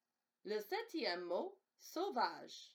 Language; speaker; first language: French; non-native, fluent; English